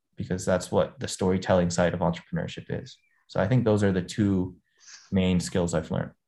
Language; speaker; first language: English; native; English